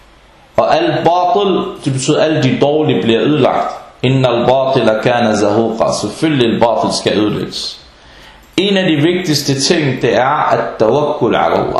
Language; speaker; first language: Danish; non-native, fluent; Arabic